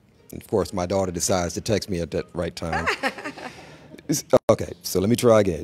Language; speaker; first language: English; native; English